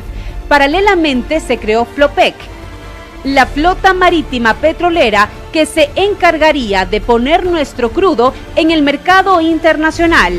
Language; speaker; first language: Spanish; native; Spanish